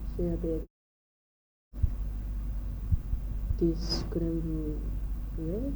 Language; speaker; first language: French; non-native, learner; English